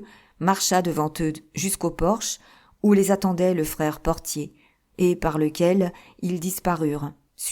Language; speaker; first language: French; native; French